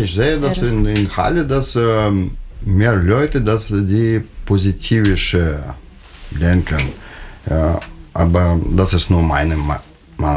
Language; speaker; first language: German; non-native, learner; Russian